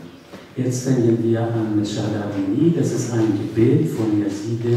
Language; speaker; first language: German; non-native, learner; Kurdish